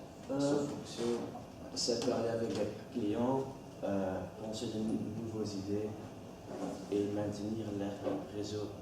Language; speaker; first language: French; non-native, learner; Dutch